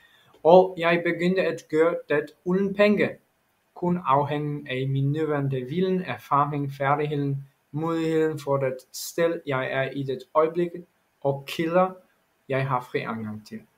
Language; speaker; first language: Danish; non-native, learner; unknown